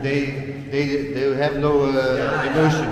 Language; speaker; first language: English; non-native, learner; Turkish